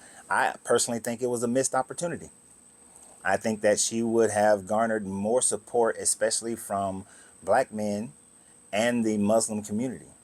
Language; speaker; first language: English; native; English